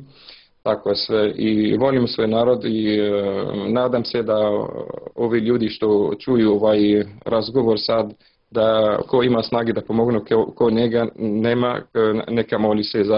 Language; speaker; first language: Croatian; non-native, learner; Arabic